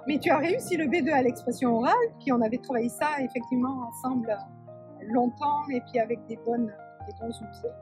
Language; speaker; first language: French; native; French